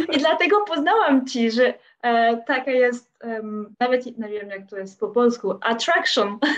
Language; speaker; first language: Polish; non-native, learner; French